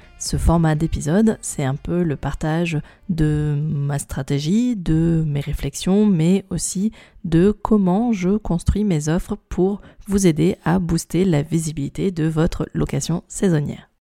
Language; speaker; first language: French; native; French